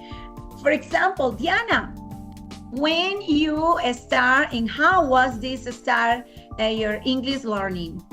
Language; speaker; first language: English; non-native, fluent; Spanish